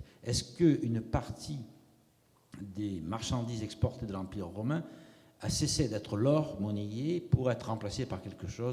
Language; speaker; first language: French; native; French